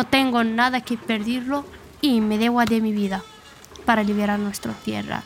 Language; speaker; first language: Spanish; non-native, fluent; Arabic